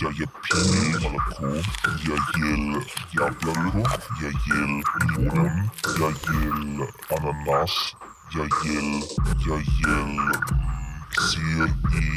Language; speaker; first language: Russian; non-native, learner; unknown